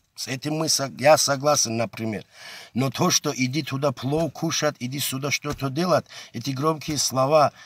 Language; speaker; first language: Russian; non-native, local second language; Avaric